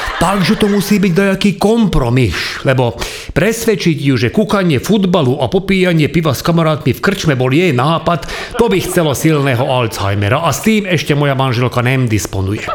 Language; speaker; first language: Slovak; non-native, local second language; Hungarian